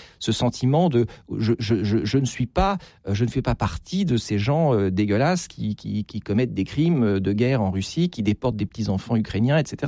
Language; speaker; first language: French; native; French